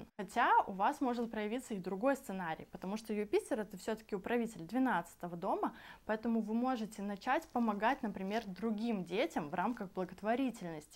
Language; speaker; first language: Russian; native; Russian